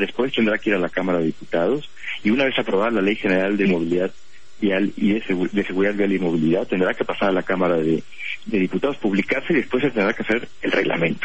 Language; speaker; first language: Spanish; native; Spanish